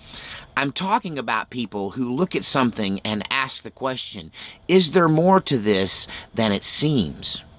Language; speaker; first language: English; native; English